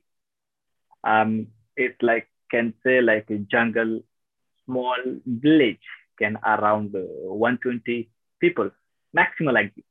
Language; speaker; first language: English; non-native, local second language; Tamil